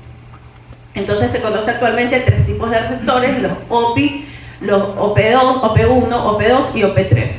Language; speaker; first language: Spanish; native; Spanish